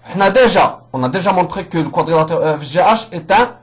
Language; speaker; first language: French; non-native, local second language; Arabic